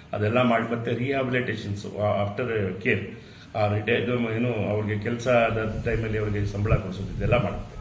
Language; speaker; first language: Kannada; non-native, local second language; Lambadi